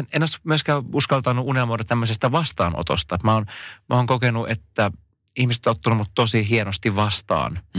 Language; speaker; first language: Finnish; non-native, local second language; Swedish